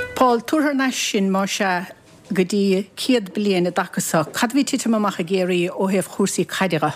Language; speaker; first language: Irish; native; Irish